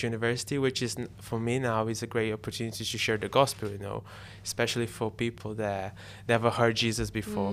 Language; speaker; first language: English; non-native, learner; Portuguese